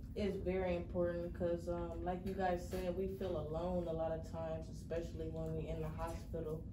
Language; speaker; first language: English; native; English